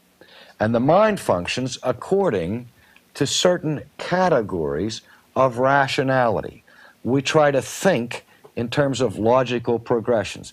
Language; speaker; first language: English; native; English